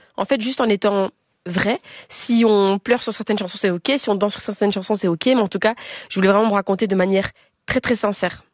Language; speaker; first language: French; native; French